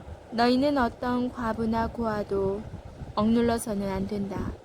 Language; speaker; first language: Korean; native; Korean